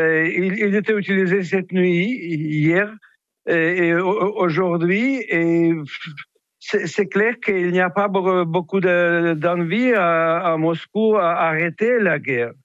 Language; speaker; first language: French; non-native, fluent; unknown